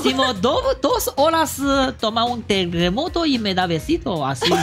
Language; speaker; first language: Spanish; non-native, learner; Chinese